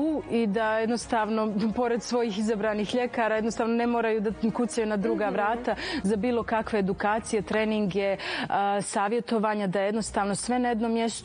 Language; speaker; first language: Serbian; native; Serbian